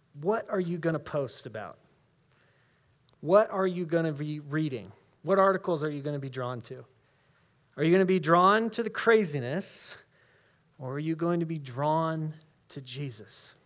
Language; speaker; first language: English; native; English